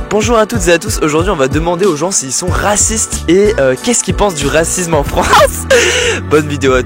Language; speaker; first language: French; native; French